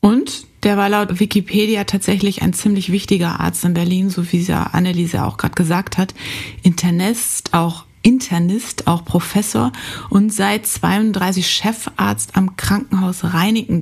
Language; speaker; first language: German; native; German